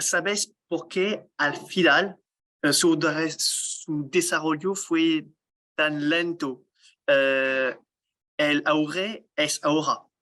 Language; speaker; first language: Spanish; non-native, learner; French